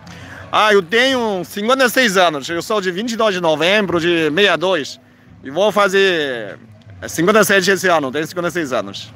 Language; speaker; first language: Portuguese; non-native, fluent; Chinese